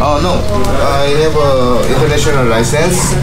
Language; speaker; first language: English; non-native, learner; Korean